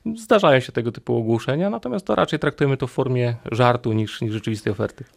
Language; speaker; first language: Polish; native; Polish